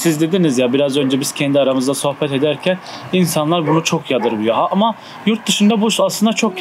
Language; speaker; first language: Turkish; native; Turkish